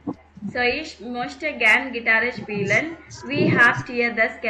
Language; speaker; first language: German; non-native, fluent; Tamil